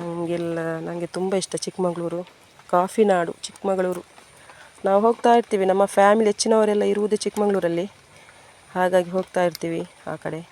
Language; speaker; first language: Kannada; non-native, local second language; Tulu